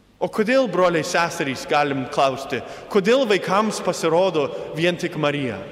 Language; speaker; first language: Lithuanian; early bilingual, heritage; Lithuanian